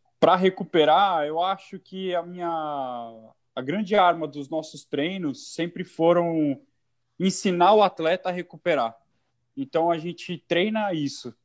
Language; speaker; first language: Portuguese; native; Portuguese